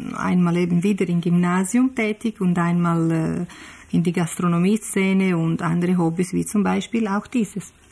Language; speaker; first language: German; non-native, fluent; Italian